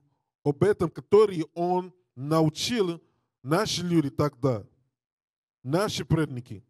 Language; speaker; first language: Russian; non-native, learner; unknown